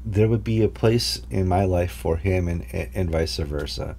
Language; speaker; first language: English; native; English